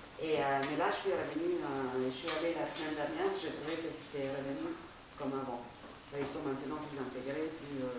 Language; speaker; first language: French; non-native, fluent; Italian